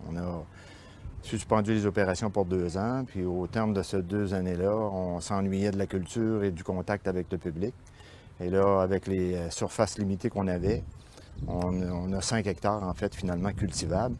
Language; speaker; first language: French; native; French